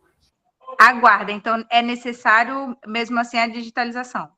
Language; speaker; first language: Portuguese; native; Portuguese